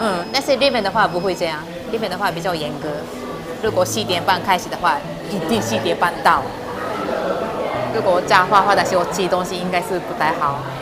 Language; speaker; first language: Chinese; non-native, learner; Japanese